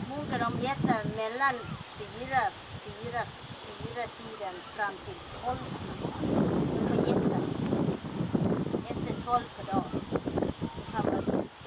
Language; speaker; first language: Swedish; non-native, learner; Thai